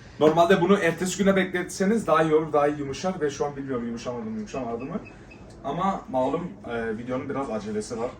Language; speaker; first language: Turkish; early bilingual, heritage; Turkish